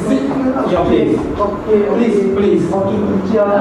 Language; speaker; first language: English; non-native, fluent; Malay